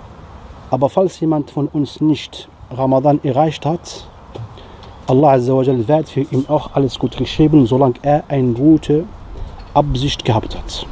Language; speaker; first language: German; non-native, fluent; Riffian